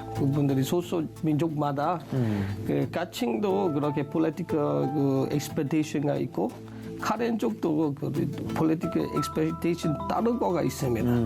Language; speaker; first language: Korean; non-native, learner; S'gaw Karen